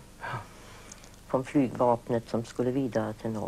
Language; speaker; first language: Swedish; early bilingual, other home language; German